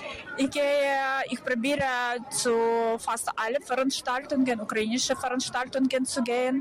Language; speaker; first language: German; non-native, fluent; Ukrainian